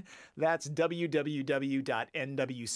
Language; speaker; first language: English; native; English